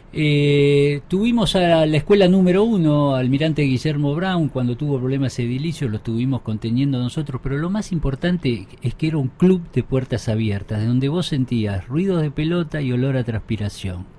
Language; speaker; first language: Spanish; native; Spanish